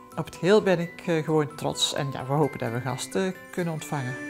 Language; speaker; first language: Dutch; native; Dutch